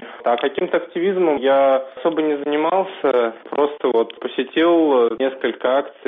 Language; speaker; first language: Russian; native; Russian